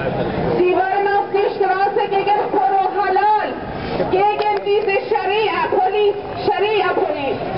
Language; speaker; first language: German; non-native, fluent; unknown